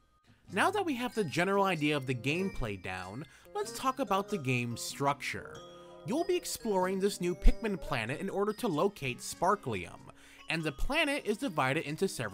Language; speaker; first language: English; native; English